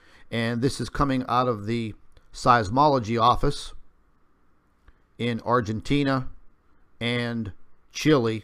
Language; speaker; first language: English; native; English